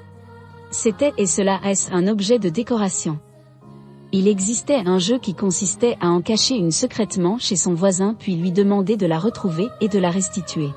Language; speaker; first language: French; native; French